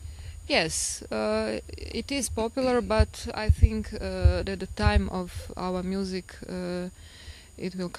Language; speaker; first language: English; non-native, learner; Croatian